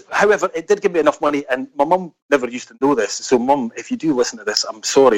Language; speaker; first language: English; native; English